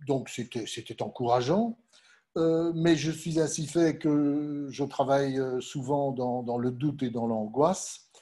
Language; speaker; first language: French; native; French